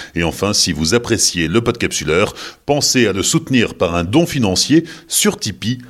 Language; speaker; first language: French; native; French